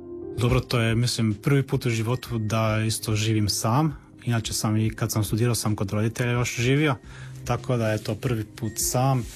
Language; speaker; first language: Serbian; early bilingual, heritage; Serbian